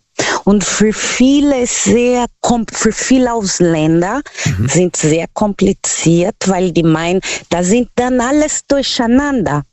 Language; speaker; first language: German; non-native, learner; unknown